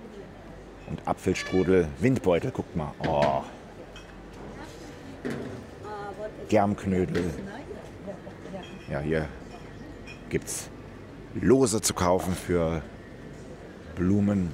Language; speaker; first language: German; native; German